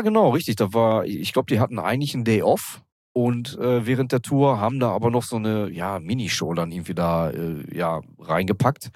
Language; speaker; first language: German; native; German